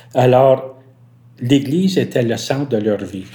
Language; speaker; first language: French; native; French